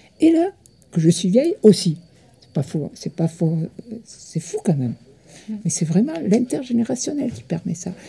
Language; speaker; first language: French; early bilingual, other home language; Italian